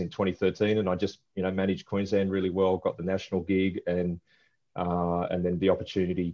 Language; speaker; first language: English; native; English